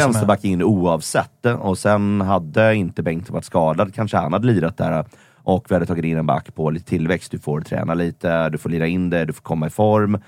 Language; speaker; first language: Swedish; native; Swedish